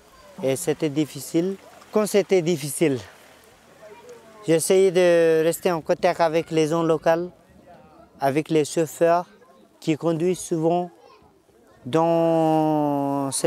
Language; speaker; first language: French; non-native, fluent; Nepali